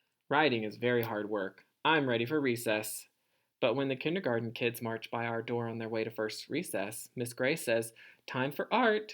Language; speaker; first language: English; native; English